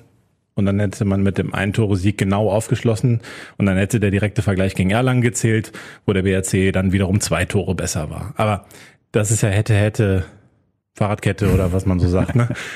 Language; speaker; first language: German; native; German